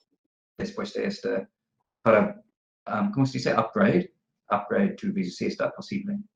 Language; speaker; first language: Spanish; non-native, fluent; English